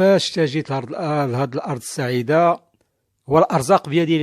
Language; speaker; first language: Arabic; native; Arabic